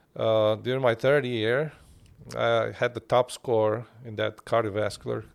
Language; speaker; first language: English; non-native, fluent; Turkish